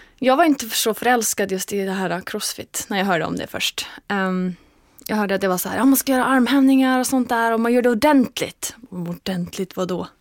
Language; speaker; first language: Swedish; non-native, fluent; Icelandic